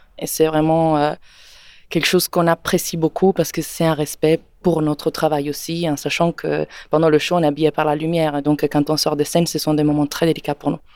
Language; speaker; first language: French; non-native, fluent; Italian